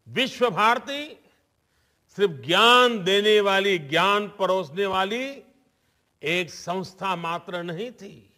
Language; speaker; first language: Hindi; non-native, local second language; Gujarati